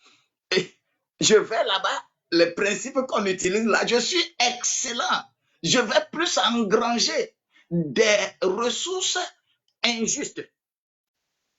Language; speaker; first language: French; non-native, local second language; Ewe